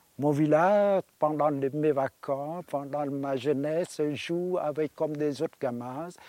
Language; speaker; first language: French; non-native, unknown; Khmer